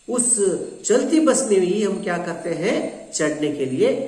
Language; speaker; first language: Hindi; non-native, local second language; Kannada